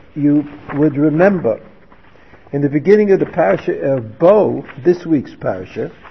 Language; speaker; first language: English; native; English